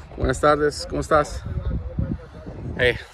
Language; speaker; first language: Spanish; non-native, learner; English